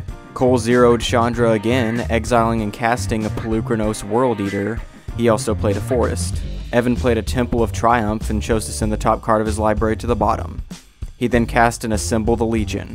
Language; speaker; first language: English; native; English